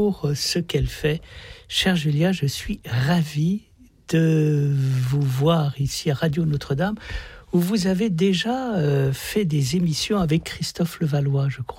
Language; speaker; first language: French; native; French